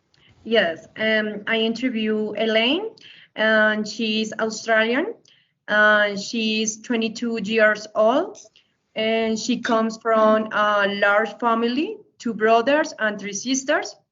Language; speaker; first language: English; non-native, learner; Spanish